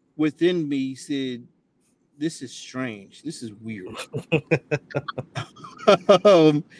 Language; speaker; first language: English; native; English